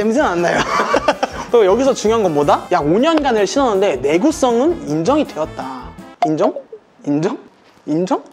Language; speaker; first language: Korean; native; Korean